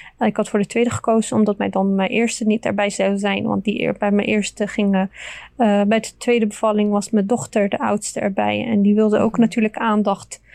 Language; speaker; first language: Dutch; early bilingual, other home language; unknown